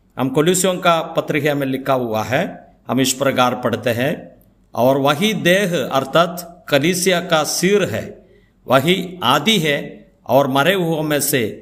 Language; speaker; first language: Hindi; non-native, local second language; Malayalam